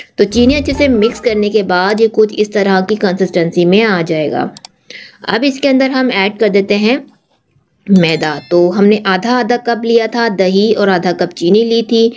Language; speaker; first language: Urdu; native; Urdu